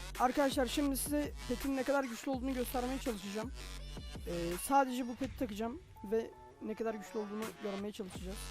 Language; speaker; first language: Turkish; native; Turkish